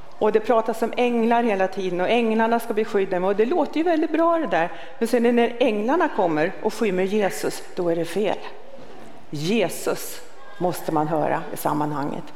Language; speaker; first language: Swedish; native; Swedish